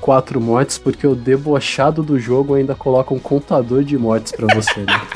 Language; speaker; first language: Portuguese; native; Portuguese